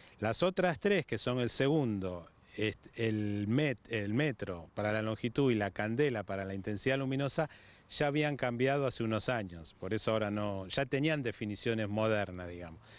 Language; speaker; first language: Spanish; native; Spanish